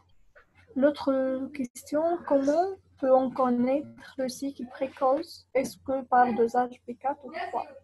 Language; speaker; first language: French; non-native, local second language; Arabic